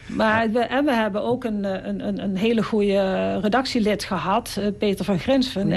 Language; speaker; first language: Dutch; native; Dutch